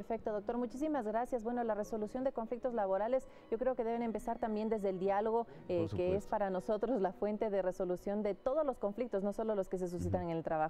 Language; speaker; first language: Spanish; native; Spanish